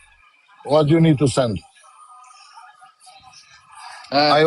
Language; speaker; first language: English; non-native, learner; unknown